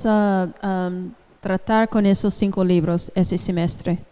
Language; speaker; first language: Spanish; non-native, fluent; English